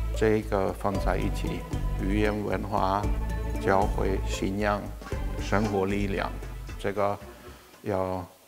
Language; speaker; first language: Chinese; non-native, fluent; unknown